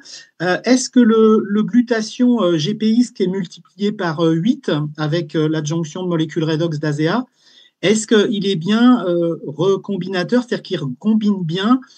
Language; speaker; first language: French; native; French